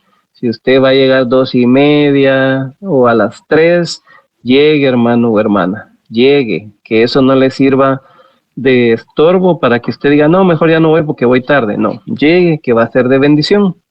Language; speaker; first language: Spanish; native; Spanish